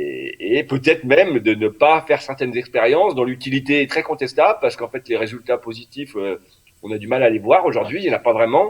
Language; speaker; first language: French; native; French